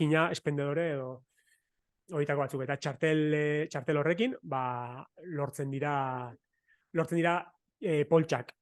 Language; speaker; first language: Basque; native; Basque